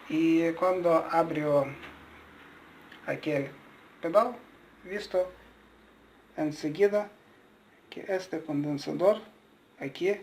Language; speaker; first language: Spanish; non-native, learner; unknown